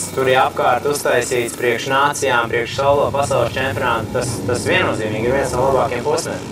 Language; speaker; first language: Latvian; native; Latvian